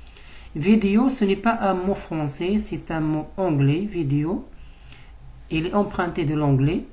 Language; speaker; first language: French; non-native, local second language; Arabic